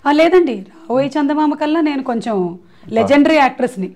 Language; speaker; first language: Telugu; non-native, local second language; Malayalam